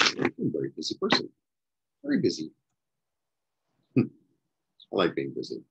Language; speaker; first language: English; native; English